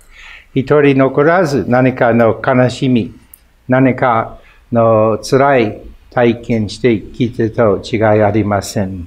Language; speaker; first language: Japanese; non-native, fluent; English